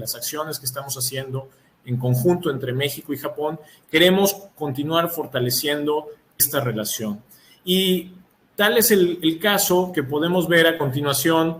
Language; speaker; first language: Spanish; native; Spanish